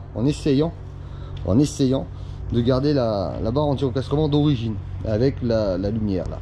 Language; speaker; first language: French; native; French